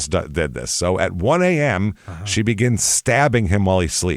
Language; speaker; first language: English; native; English